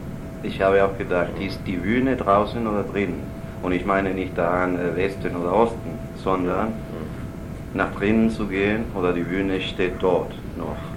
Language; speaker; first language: German; non-native, learner; Spanish